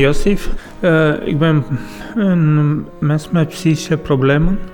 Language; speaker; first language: Dutch; non-native, learner; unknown